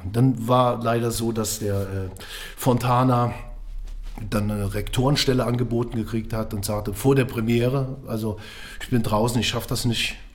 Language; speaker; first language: German; native; German